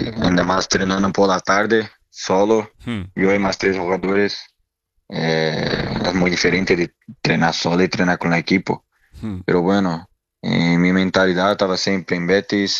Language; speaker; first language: Spanish; non-native, learner; Portuguese